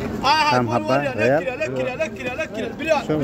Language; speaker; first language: Arabic; non-native, learner; Bangla